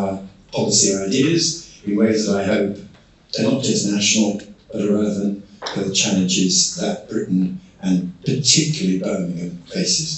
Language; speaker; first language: English; native; English